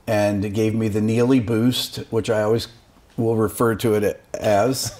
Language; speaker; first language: English; native; English